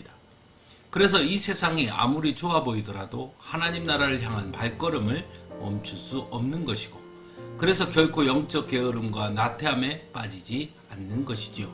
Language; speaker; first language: Korean; native; Korean